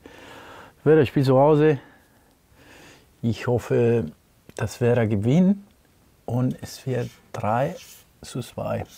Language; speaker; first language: German; non-native, fluent; Spanish